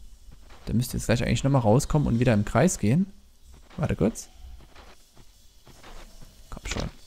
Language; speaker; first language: German; native; German